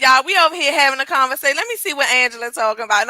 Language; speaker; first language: English; native; English